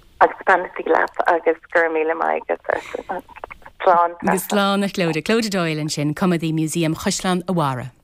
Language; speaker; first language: Irish; native; Irish